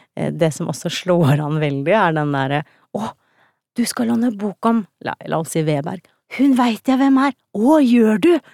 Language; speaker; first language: Norwegian; early bilingual, other home language; Turkish